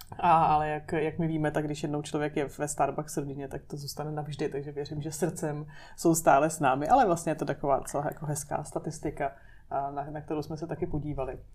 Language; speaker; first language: Czech; native; Czech